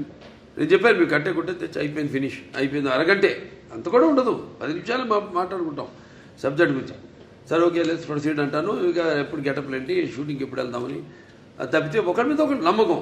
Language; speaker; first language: Telugu; native; Telugu